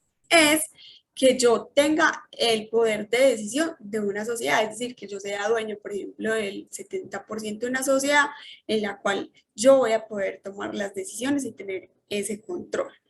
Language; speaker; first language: Spanish; native; Spanish